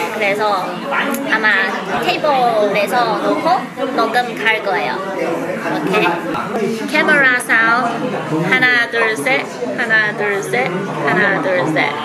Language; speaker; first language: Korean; non-native, learner; Chinese